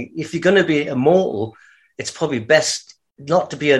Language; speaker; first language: English; native; English